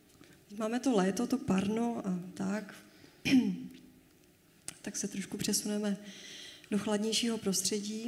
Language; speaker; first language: Czech; native; Czech